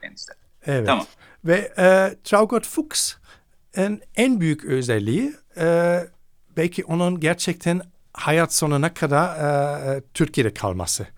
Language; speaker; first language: Turkish; non-native, fluent; German